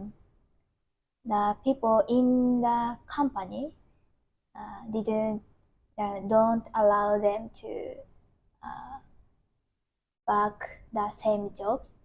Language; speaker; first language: English; non-native, learner; Japanese